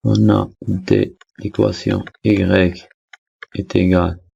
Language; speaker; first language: French; non-native, local second language; Arabic